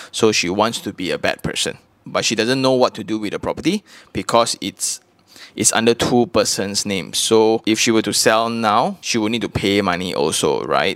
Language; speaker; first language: English; non-native, local second language; Chinese